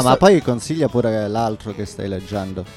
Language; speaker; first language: Italian; native; Italian